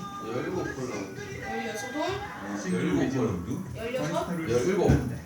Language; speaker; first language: Korean; native; Korean